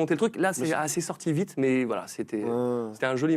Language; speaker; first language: French; native; French